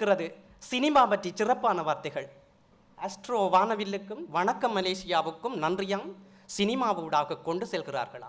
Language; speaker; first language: Tamil; native; Tamil